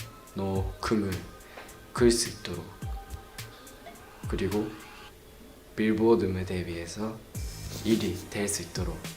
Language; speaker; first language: Korean; non-native, learner; Japanese